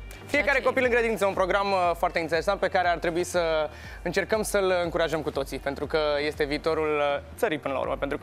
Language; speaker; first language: Romanian; native; Romanian